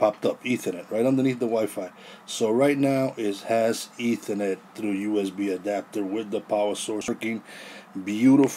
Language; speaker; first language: English; native; English